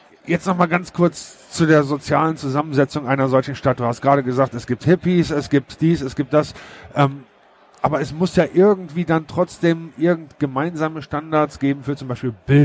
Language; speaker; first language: German; native; German